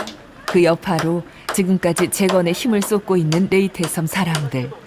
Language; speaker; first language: Korean; native; Korean